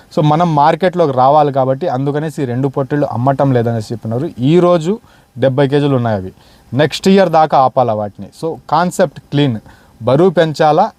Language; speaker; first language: Telugu; non-native, local second language; Urdu